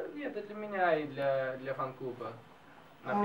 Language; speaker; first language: Russian; early bilingual, heritage; Russian